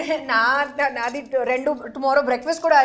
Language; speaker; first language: Telugu; non-native, local second language; Hindi